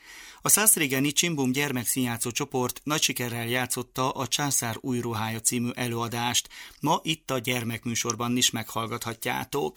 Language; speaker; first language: Hungarian; native; Hungarian